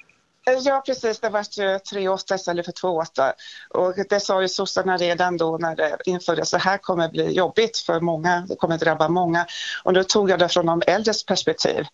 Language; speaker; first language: Swedish; native; Swedish